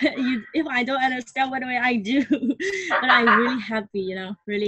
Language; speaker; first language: English; non-native, learner; Burmese